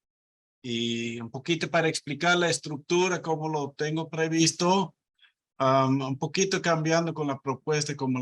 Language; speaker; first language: Spanish; non-native, fluent; Dutch